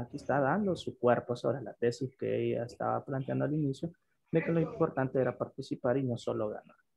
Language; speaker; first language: Spanish; native; Spanish